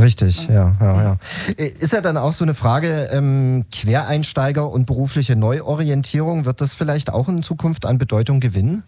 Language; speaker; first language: German; native; German